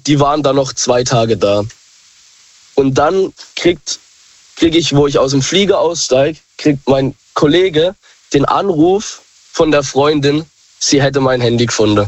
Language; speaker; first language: German; native; German